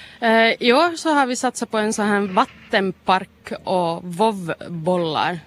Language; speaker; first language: Swedish; native; Swedish